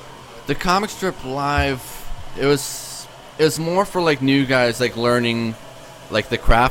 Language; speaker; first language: English; early bilingual, other home language; Polish